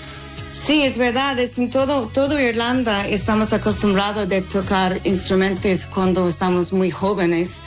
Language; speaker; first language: Spanish; non-native, learner; English